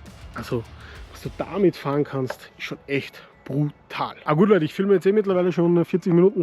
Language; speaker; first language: German; native; German